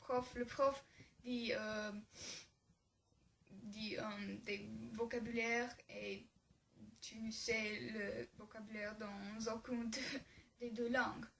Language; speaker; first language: French; non-native, learner; English